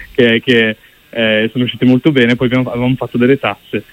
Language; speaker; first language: Italian; early bilingual, other home language; English